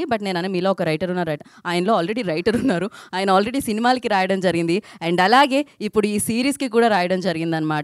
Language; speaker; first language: Telugu; native; Telugu